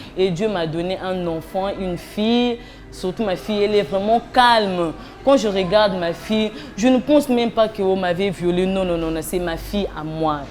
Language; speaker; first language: French; non-native, local second language; Lingala